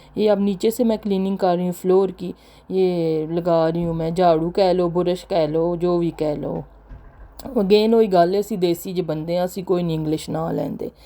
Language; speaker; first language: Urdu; non-native, local second language; Punjabi